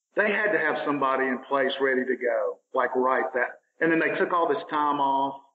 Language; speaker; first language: English; native; English